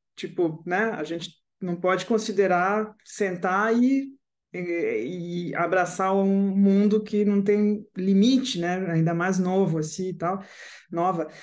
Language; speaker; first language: Portuguese; non-native, fluent; French